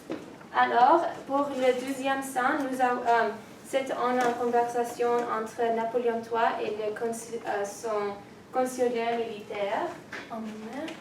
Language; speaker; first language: French; non-native, learner; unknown